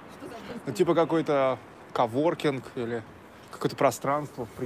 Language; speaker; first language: Russian; native; Russian